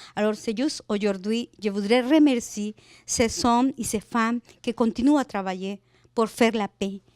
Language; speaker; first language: French; non-native, fluent; Spanish